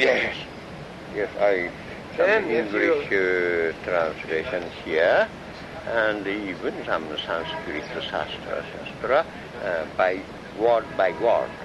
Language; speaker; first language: English; non-native, learner; Japanese